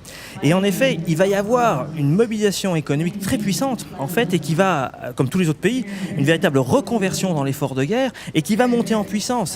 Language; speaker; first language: French; native; French